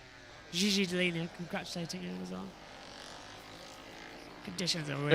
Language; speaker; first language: English; native; English